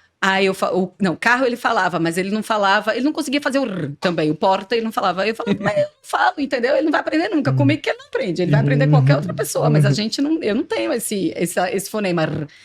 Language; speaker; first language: Portuguese; native; Portuguese